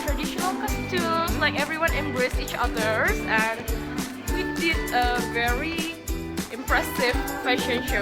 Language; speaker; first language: English; non-native, fluent; Indonesian